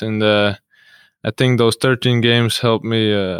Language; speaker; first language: English; non-native, fluent; Russian